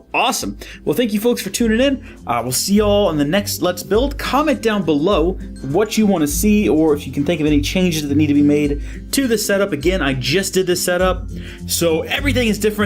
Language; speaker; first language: English; native; English